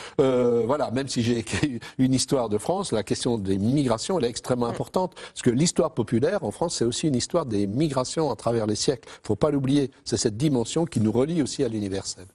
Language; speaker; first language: French; native; French